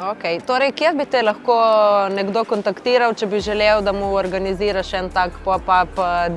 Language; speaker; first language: Slovenian; native; Slovenian